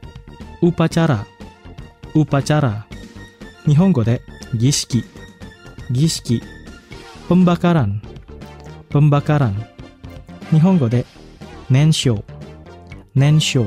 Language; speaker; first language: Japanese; non-native, fluent; Indonesian